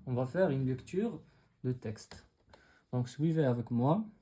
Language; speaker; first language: French; non-native, local second language; Arabic